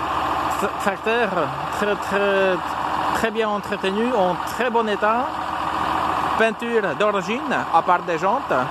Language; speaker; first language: French; non-native, fluent; Polish